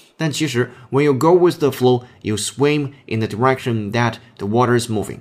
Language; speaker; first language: English; non-native, fluent; Chinese